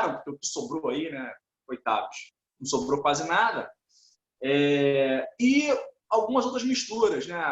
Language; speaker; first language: Portuguese; native; Portuguese